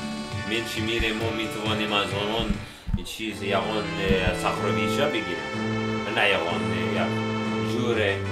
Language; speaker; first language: Persian; non-native, learner; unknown